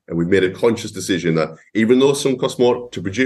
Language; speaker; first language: English; native; English